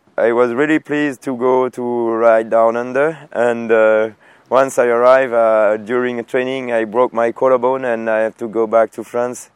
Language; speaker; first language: English; non-native, fluent; French